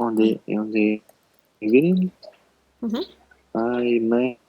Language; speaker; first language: English; non-native, learner; Russian